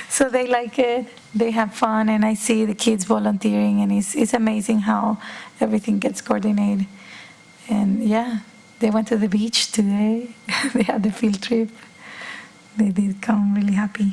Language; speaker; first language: English; non-native, fluent; Spanish